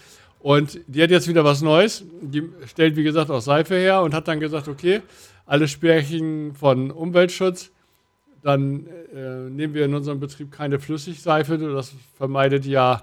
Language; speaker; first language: German; native; German